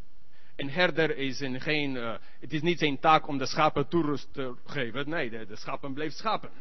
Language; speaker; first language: Dutch; non-native, learner; English